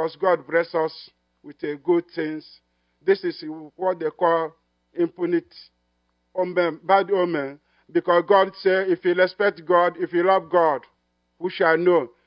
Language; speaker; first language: English; non-native, local second language; Igbo